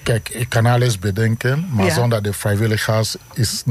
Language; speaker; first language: Dutch; non-native, fluent; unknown